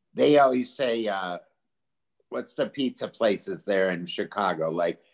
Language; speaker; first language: English; native; English